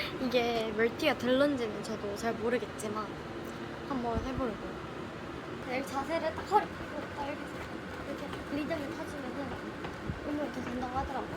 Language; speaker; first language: Korean; native; Korean